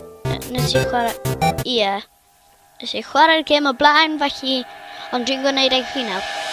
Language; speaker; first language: Welsh; non-native, local second language; English